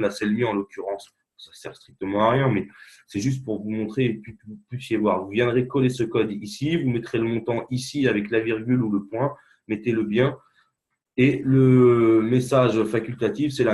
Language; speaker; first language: French; native; French